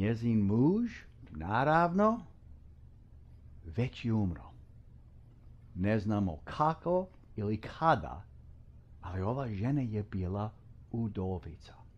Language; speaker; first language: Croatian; non-native, fluent; English